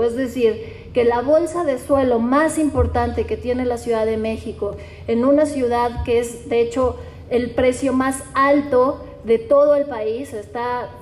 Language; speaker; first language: Spanish; native; Spanish